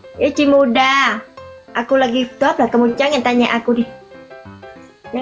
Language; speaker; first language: Indonesian; non-native, learner; Vietnamese